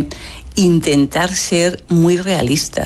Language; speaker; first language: Spanish; native; Spanish